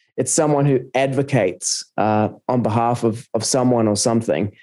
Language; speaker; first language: English; native; English